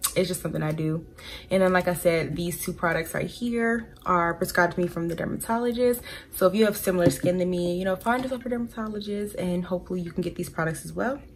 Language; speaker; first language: English; native; English